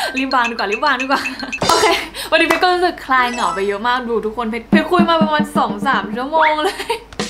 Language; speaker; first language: Thai; native; Thai